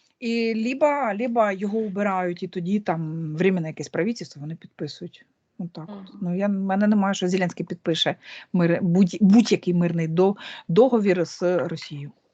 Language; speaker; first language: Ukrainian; non-native, local second language; Russian